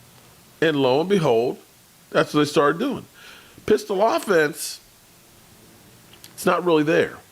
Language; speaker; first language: English; native; English